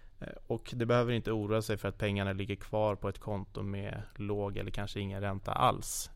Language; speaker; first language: Swedish; native; Swedish